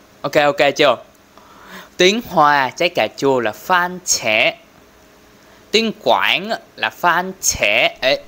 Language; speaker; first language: Vietnamese; non-native, local second language; Cantonese